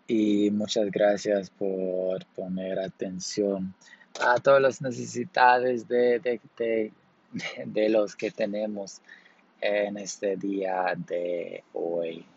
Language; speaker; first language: Spanish; early bilingual, heritage; Spanish